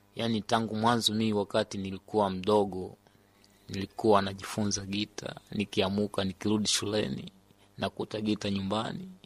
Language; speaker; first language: Swahili; non-native, local second language; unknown